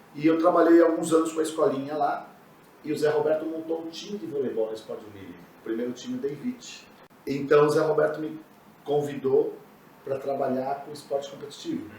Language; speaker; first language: Portuguese; native; Portuguese